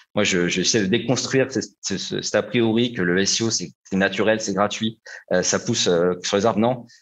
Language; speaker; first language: French; native; French